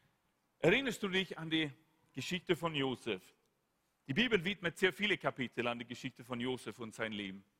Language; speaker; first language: German; non-native, fluent; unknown